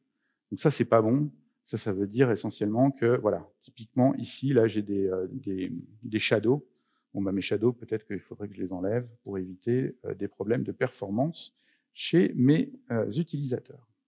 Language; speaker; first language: French; native; French